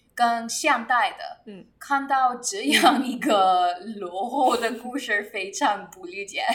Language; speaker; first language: Chinese; non-native, fluent; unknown